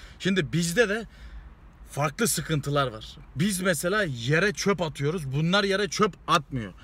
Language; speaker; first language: Turkish; native; Turkish